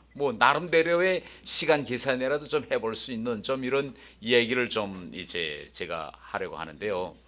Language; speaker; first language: Korean; native; Korean